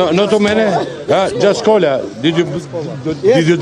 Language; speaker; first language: English; non-native, fluent; Albanian